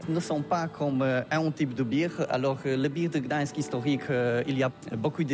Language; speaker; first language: French; non-native, learner; Polish